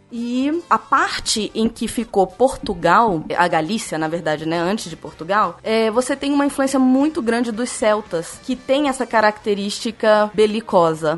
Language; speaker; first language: Portuguese; native; Portuguese